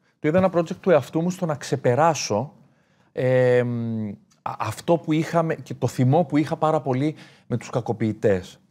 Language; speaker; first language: Greek; native; Greek